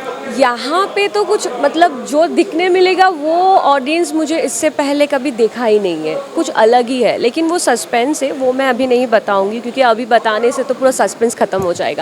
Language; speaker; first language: Hindi; non-native, local second language; Bangla